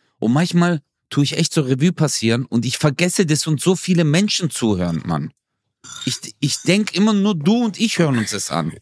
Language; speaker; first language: German; early bilingual, other home language; Turkish